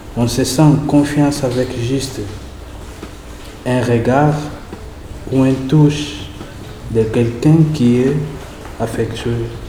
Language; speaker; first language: French; non-native, learner; Kongo